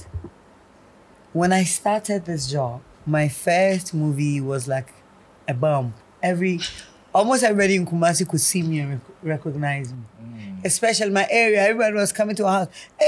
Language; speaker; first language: English; non-native, local second language; Akan